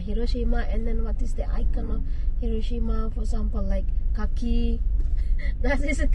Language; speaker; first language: English; non-native, learner; Indonesian